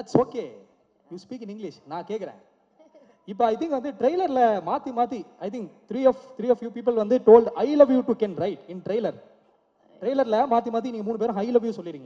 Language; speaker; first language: Tamil; native; Tamil